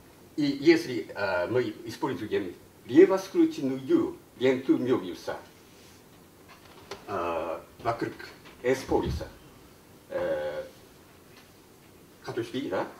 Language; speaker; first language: Russian; non-native, learner; Japanese